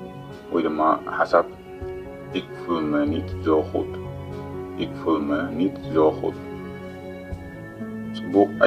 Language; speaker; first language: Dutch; non-native, learner; Tigrinya